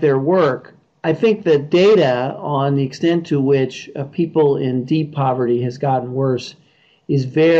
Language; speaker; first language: English; native; English